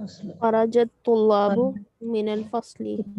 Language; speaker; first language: Arabic; non-native, learner; Urdu